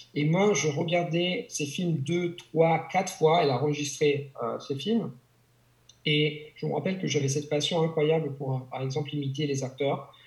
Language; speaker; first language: French; non-native, fluent; Italian